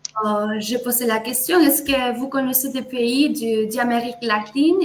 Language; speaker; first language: French; non-native, fluent; Spanish